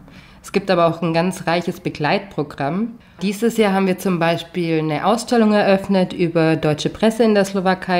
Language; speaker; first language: German; native; German